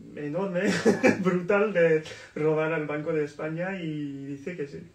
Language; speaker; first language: Spanish; non-native, fluent; English